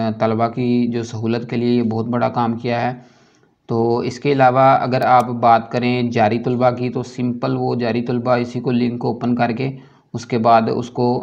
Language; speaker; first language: Urdu; non-native, local second language; Punjabi